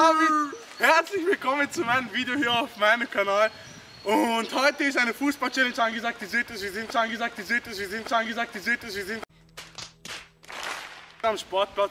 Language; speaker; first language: German; native; German